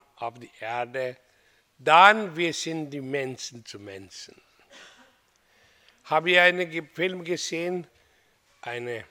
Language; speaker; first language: German; non-native, fluent; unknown